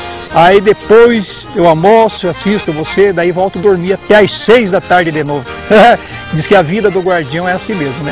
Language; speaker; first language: Portuguese; native; Portuguese